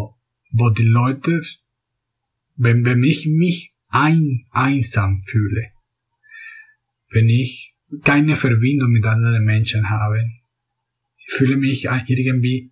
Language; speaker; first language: German; non-native, fluent; Spanish